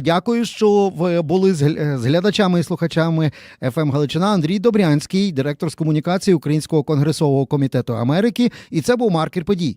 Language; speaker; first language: Ukrainian; native; Ukrainian